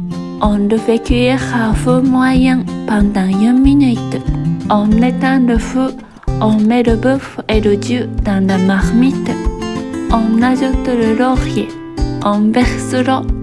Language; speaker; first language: French; non-native, fluent; Japanese